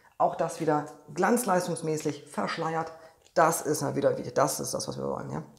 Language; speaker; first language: German; non-native, fluent; Polish